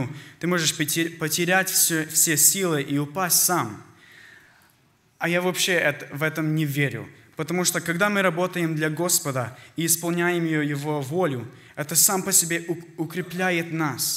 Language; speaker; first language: Russian; early bilingual, heritage; Russian